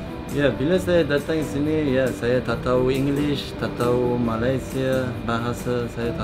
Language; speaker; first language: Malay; non-native, learner; Uzbek